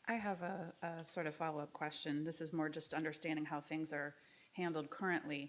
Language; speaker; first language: English; native; English